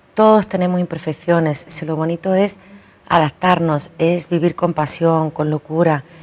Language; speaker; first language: Spanish; native; Spanish